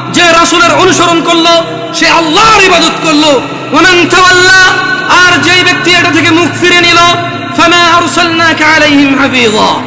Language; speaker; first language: Bangla; early bilingual, heritage; Bangla